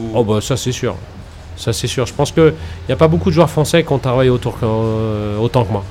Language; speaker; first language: French; native; French